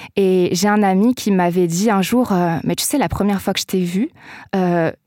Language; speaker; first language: French; native; French